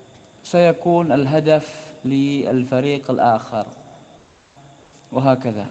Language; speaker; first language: Arabic; non-native, fluent; Indonesian